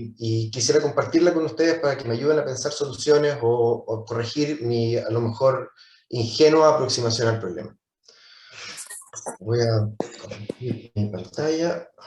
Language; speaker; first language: Spanish; native; Spanish